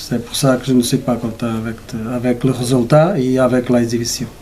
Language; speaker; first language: French; non-native, learner; Portuguese